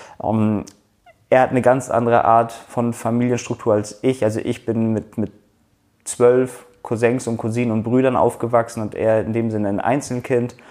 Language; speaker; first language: German; early bilingual, other home language; Turkish